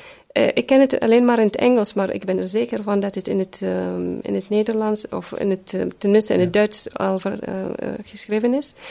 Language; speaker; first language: Dutch; early bilingual, other home language; Arabic